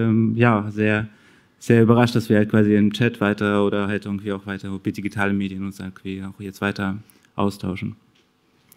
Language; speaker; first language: German; native; German